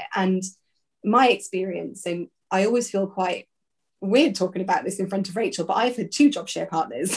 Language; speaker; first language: English; native; English